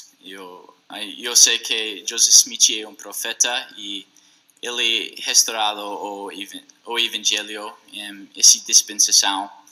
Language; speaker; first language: Portuguese; non-native, learner; English